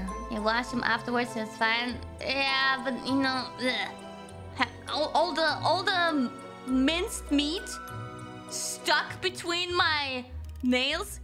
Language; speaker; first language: English; non-native, fluent; German